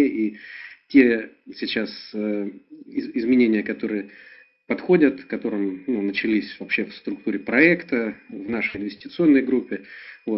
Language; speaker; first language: Russian; native; Russian